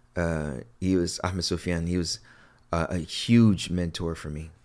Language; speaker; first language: English; early bilingual, other home language; Akan